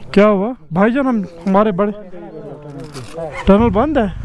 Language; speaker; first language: Hindi; early bilingual, heritage; Urdu